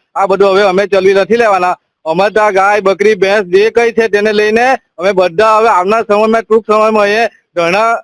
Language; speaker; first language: Gujarati; native; Gujarati